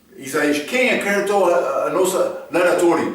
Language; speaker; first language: Portuguese; non-native, fluent; English